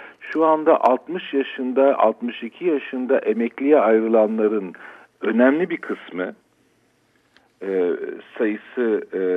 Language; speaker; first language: Turkish; native; Turkish